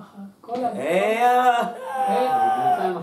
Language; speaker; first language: Hebrew; non-native, fluent; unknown